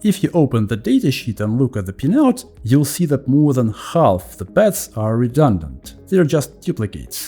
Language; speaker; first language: English; non-native, fluent; Russian